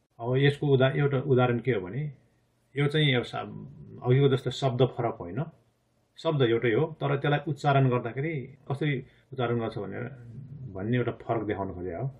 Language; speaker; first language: Nepali; non-native, local second language; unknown